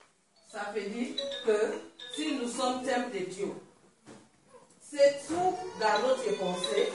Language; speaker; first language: French; non-native, learner; Swahili